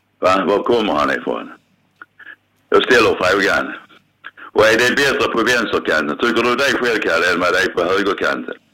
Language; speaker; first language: Swedish; native; Swedish